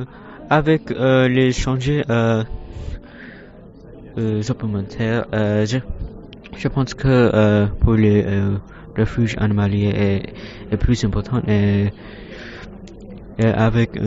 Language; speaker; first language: French; non-native, learner; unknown